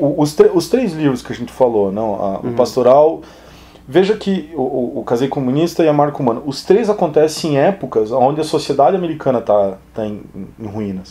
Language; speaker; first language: Portuguese; native; Portuguese